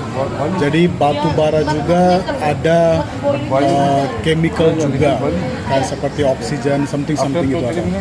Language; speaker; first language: Indonesian; non-native, fluent; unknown